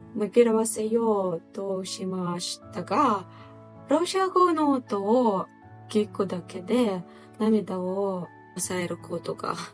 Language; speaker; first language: Japanese; non-native, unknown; Ukrainian